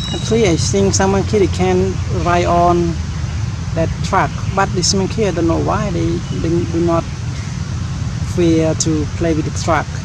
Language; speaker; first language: English; non-native, learner; Khmer